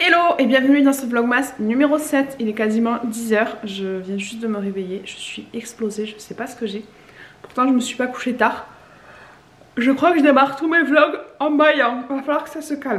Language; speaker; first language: French; native; French